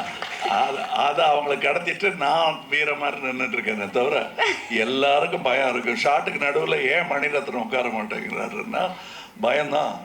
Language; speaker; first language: Tamil; native; Tamil